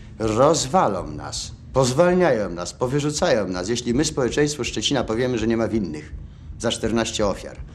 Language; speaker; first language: Polish; native; Polish